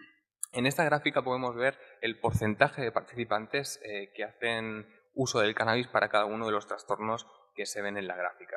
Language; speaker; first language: Spanish; native; Spanish